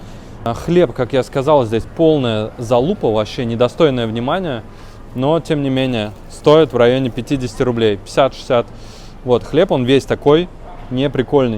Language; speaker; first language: Russian; native; Russian